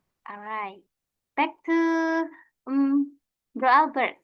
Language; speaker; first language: English; non-native, fluent; Indonesian